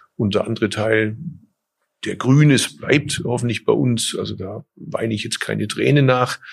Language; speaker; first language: German; early bilingual, other home language; Turkish